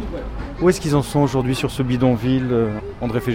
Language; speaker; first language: French; native; French